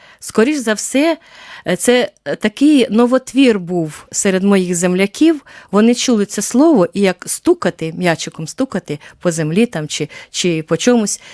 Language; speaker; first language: Ukrainian; native; Ukrainian